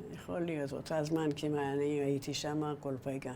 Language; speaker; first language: Hebrew; non-native, learner; Persian